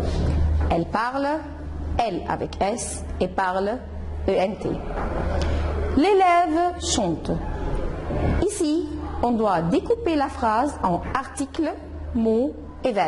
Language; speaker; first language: French; non-native, fluent; Arabic